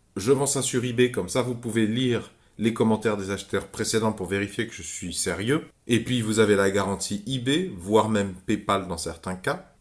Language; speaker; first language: French; native; French